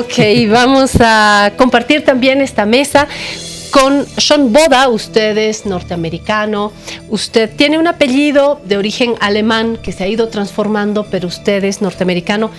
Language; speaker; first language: Spanish; native; Spanish